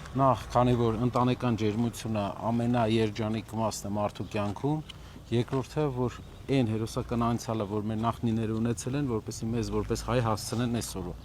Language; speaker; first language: Armenian; native; Armenian